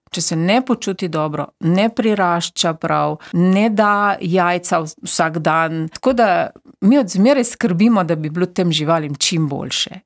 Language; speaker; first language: Slovenian; native; Slovenian